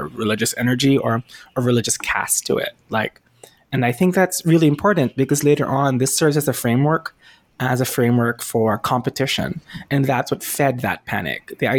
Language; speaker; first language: English; non-native, local second language; Filipino